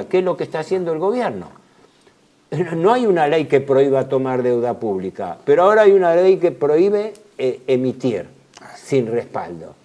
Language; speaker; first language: Spanish; native; Spanish